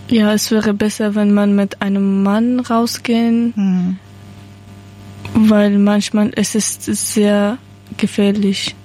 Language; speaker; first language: German; non-native, learner; Persian